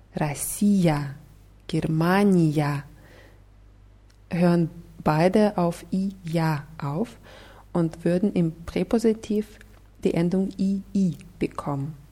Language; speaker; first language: German; non-native, fluent; Russian